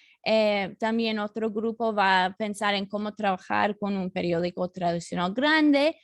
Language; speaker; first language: Spanish; non-native, fluent; English